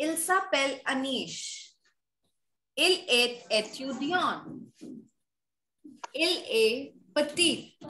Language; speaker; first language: French; non-native, fluent; Hindi